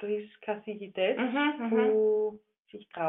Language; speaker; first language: Greek; non-native, learner; German